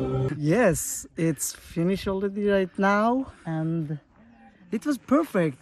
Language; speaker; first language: English; non-native, fluent; Persian